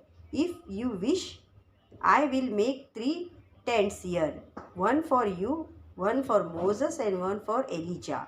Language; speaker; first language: English; non-native, local second language; Hindi